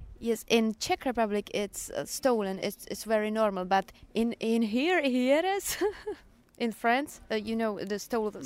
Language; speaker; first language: English; non-native, learner; Czech